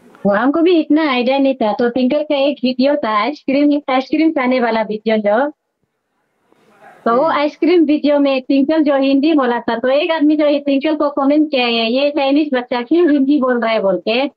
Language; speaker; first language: Hindi; non-native, local second language; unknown